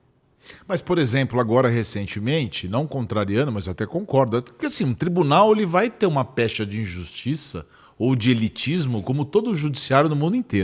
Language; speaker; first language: Portuguese; native; Portuguese